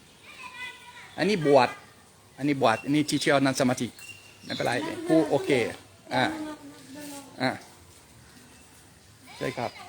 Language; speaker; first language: Thai; non-native, learner; French